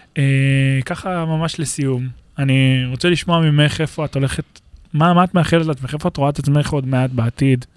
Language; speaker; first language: Hebrew; early bilingual, other home language; Russian